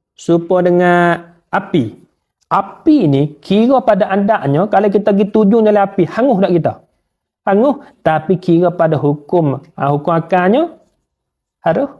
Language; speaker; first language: Malay; native; Malay